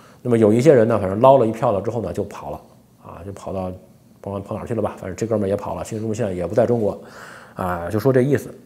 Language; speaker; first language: Chinese; native; Chinese